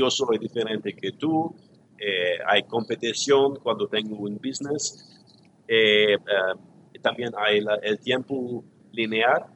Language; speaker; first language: Spanish; non-native, learner; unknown